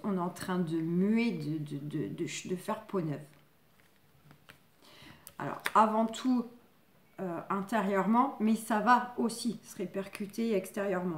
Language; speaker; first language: French; native; French